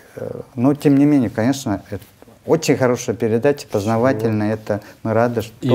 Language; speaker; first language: Russian; native; Russian